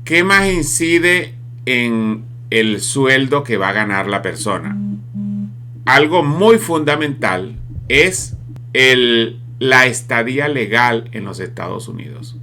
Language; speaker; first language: Spanish; native; Spanish